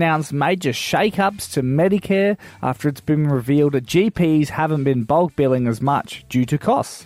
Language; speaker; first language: English; native; English